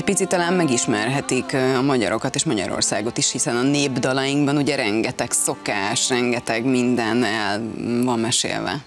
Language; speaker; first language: Hungarian; native; Hungarian